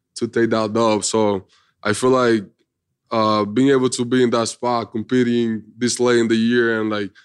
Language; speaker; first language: English; early bilingual, other home language; Spanish